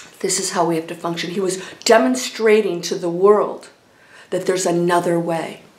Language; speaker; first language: English; native; English